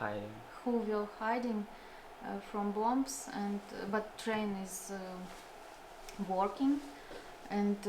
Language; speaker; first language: English; non-native, learner; Russian